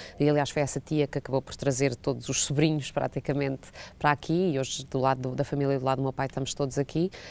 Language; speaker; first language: Portuguese; native; Portuguese